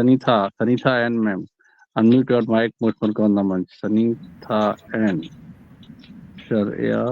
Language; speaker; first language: Hindi; native; Hindi